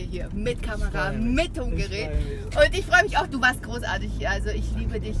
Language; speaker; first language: German; early bilingual, other home language; Bosnian